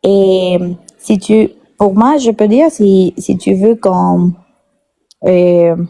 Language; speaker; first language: French; non-native, learner; Spanish